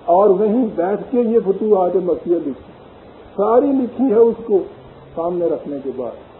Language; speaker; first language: Urdu; native; Urdu